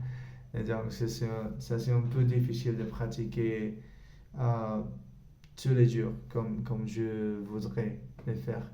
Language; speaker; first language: French; non-native, learner; Spanish